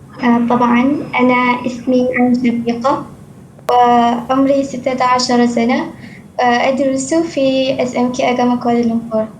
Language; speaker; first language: Arabic; non-native, learner; Malay